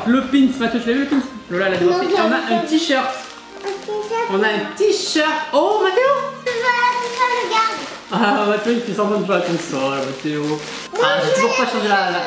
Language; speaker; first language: French; native; French